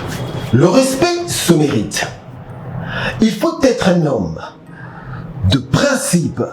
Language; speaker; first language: French; non-native, local second language; Lingala